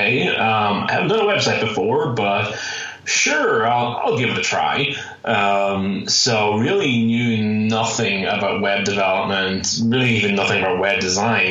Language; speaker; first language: English; native; English